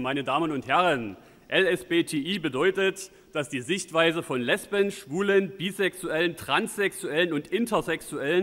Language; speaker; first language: German; native; German